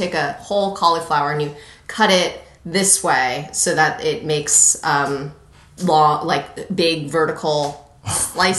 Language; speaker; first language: English; native; English